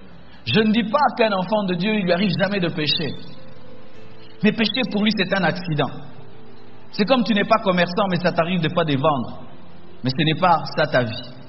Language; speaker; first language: French; non-native, local second language; Lingala